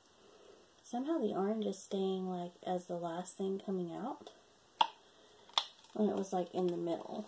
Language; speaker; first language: English; native; English